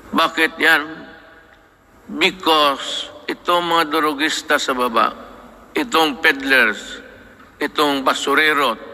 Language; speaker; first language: English; non-native, local second language; Cebuano